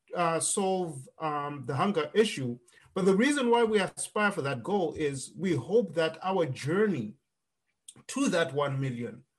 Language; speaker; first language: English; non-native, local second language; Shona